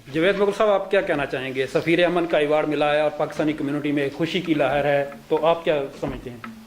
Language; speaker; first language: Urdu; native; Urdu